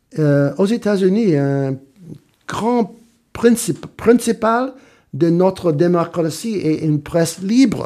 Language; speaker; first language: French; non-native, fluent; English